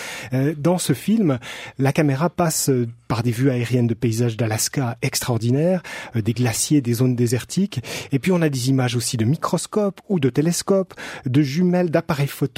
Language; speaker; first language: French; native; French